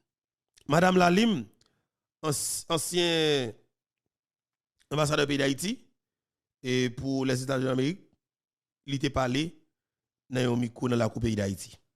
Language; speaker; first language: French; non-native, local second language; Haitian Creole